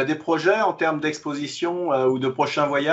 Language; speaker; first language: French; native; French